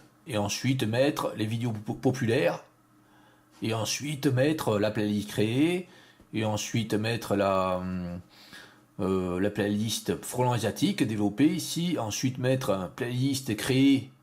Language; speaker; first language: French; native; French